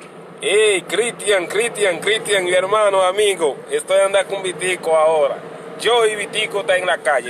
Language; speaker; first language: Spanish; non-native, learner; Haitian Creole